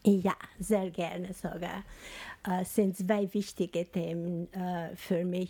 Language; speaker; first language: German; non-native, learner; Albanian